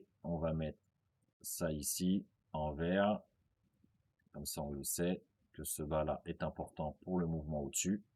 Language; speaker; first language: French; native; French